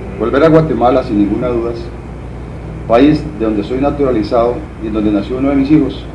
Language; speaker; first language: Spanish; native; Spanish